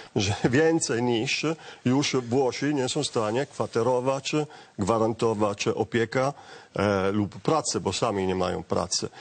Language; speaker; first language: Polish; non-native, learner; Italian